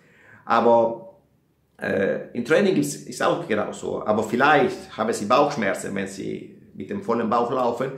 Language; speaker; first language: German; non-native, fluent; Italian